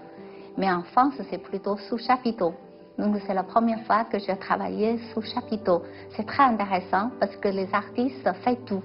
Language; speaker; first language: French; non-native, fluent; Chinese